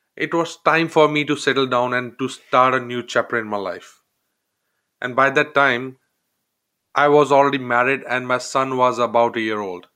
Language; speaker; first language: English; non-native, local second language; Hindi